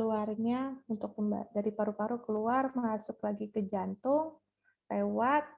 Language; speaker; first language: Indonesian; native; Indonesian